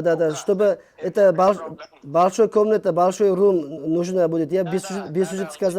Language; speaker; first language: Russian; non-native, learner; Uzbek